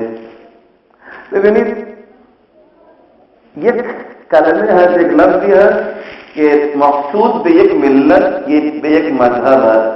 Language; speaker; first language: Persian; non-native, fluent; Urdu